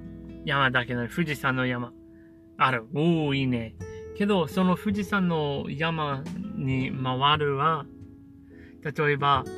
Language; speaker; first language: Japanese; non-native, learner; English